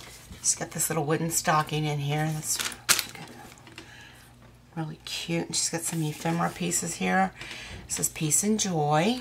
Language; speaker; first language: English; native; English